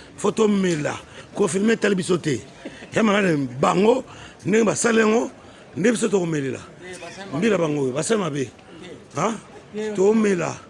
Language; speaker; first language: Lingala; native; Lingala